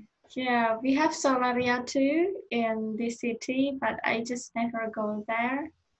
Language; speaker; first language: English; non-native, fluent; Indonesian